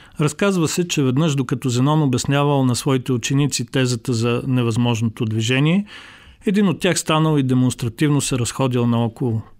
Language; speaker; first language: Bulgarian; native; Bulgarian